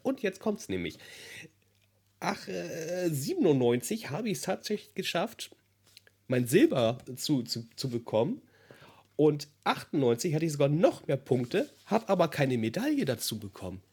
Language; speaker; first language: German; native; German